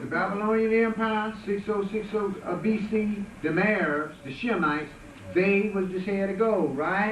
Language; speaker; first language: English; native; English